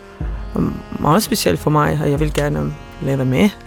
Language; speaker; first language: Danish; non-native, fluent; Estonian